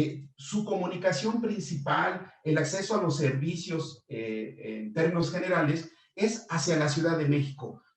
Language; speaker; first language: Spanish; native; Spanish